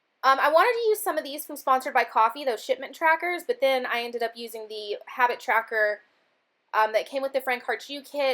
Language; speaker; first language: English; native; English